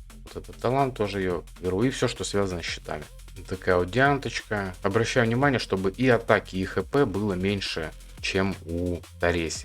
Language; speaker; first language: Russian; native; Russian